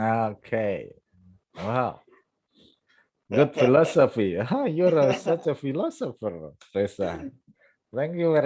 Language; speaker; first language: English; non-native, fluent; Indonesian